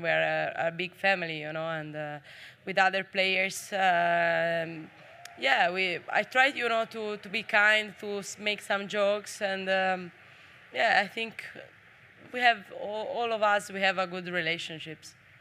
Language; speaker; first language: English; non-native, fluent; Italian